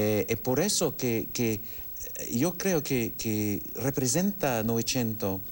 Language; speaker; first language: Spanish; non-native, fluent; English